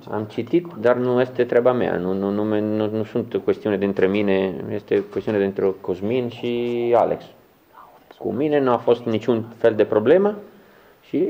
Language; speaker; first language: Romanian; non-native, learner; Italian